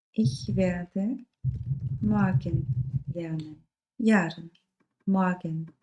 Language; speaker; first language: German; non-native, learner; Turkish